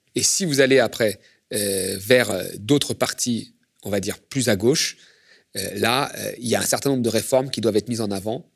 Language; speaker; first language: French; native; French